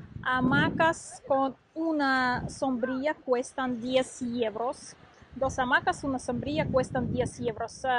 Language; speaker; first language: Spanish; non-native, learner; Russian